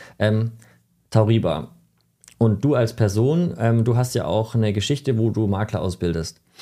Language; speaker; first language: German; native; German